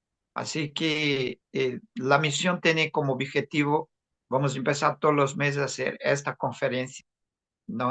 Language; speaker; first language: Spanish; non-native, fluent; Portuguese